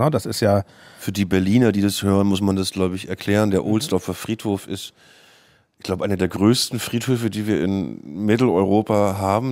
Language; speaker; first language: German; native; German